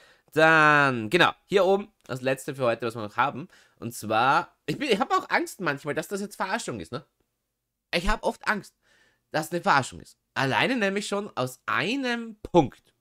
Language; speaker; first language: German; native; German